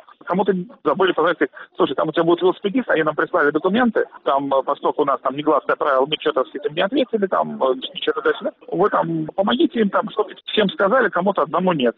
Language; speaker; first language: Russian; native; Russian